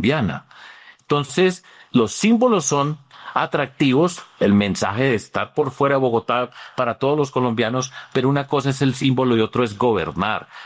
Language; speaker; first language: Spanish; native; Spanish